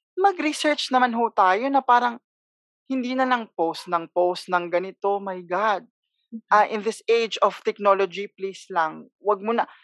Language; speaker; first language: Filipino; non-native, local second language; Cebuano